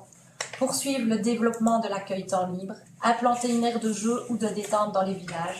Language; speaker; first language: French; native; French